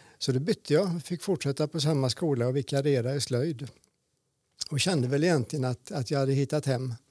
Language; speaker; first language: Swedish; native; Swedish